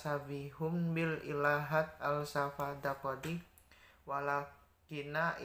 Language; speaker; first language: Arabic; non-native, learner; Indonesian